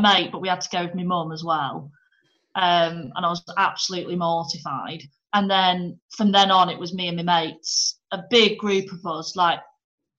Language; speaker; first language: English; native; English